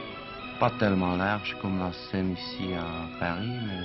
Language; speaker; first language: French; non-native, fluent; Czech